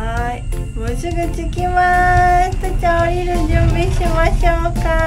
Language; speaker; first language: Japanese; native; Japanese